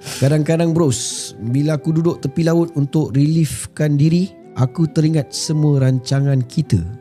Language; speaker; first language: Malay; native; Malay